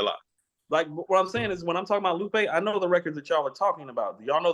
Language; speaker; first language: English; native; English